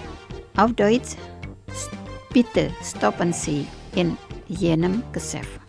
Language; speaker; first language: German; non-native, fluent; Indonesian